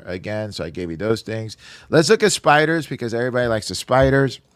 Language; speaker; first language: English; native; English